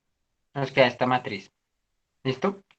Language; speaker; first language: Spanish; native; Spanish